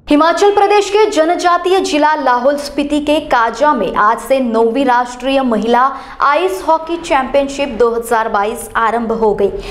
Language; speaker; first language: Hindi; non-native, local second language; Marathi